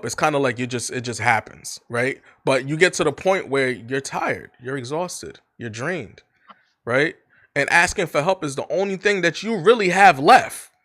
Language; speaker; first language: English; native; English